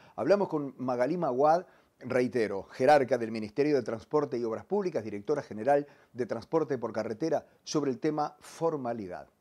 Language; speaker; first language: Spanish; native; Spanish